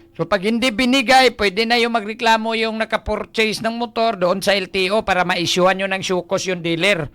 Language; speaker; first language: Filipino; non-native, local second language; Cebuano